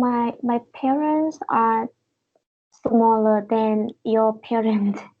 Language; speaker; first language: English; non-native, learner; Vietnamese